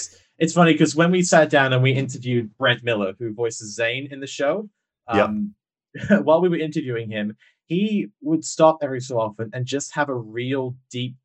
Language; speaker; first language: English; native; English